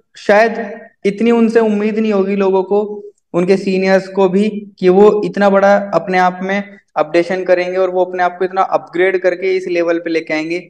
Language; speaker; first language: Hindi; native; Hindi